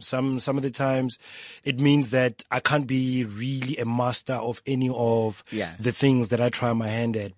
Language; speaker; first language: English; non-native, local second language; Tswana